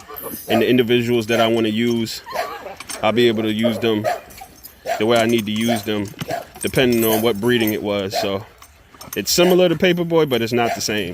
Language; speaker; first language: English; native; English